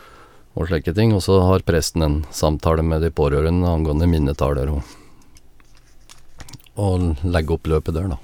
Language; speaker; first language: Norwegian; native; Norwegian